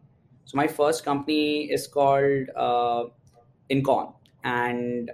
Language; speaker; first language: English; non-native, local second language; Gujarati